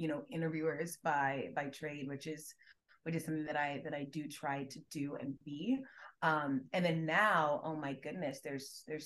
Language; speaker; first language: English; native; English